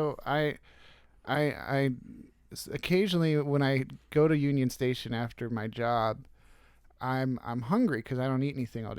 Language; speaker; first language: English; native; English